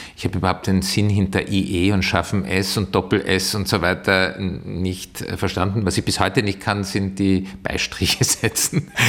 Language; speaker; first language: German; early bilingual, other home language; Turkish